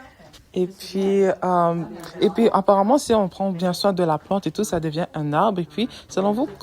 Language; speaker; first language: French; native; French